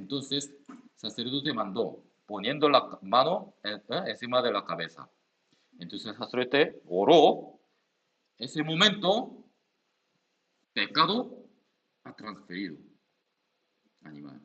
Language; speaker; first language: Spanish; non-native, learner; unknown